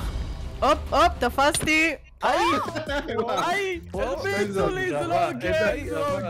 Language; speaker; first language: Hebrew; native; Hebrew